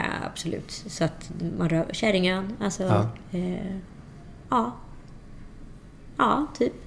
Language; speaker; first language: Swedish; native; Swedish